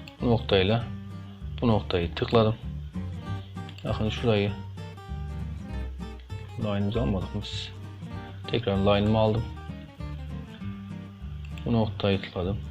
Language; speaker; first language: Turkish; native; Turkish